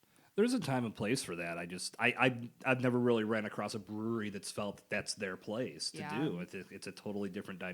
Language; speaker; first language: English; native; English